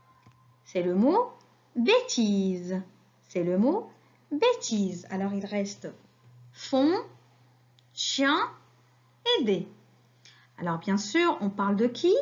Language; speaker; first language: French; non-native, local second language; Arabic